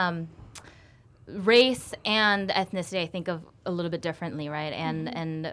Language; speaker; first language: English; early bilingual, other home language; Korean